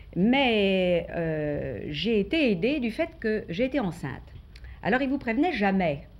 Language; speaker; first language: French; native; French